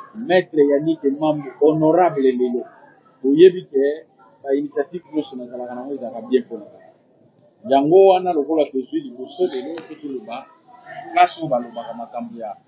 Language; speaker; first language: Lingala; non-native, local second language; Kongo